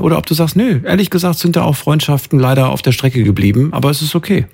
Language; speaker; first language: German; native; German